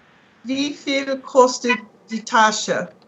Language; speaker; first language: German; non-native, learner; English